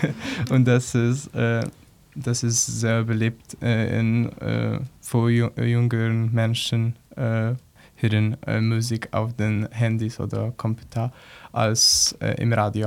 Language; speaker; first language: German; non-native, learner; Polish